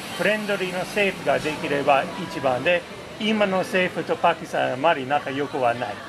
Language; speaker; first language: Japanese; non-native, fluent; English